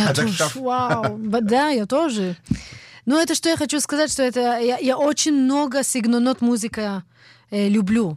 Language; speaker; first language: Russian; early bilingual, heritage; Russian